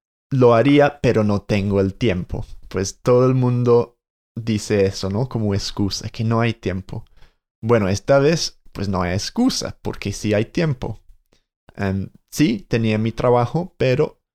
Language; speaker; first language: Spanish; non-native, fluent; English